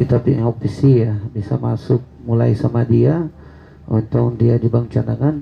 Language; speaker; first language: Indonesian; non-native, fluent; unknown